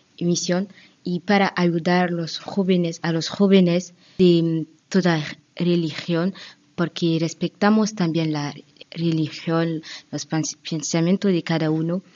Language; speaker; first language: Spanish; non-native, learner; French